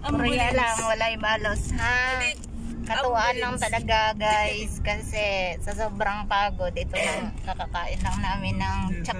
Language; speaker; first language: Filipino; non-native, local second language; Cebuano